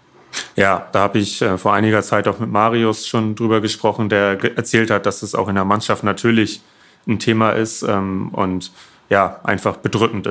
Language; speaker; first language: German; native; German